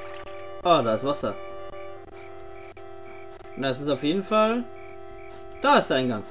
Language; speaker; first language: German; native; German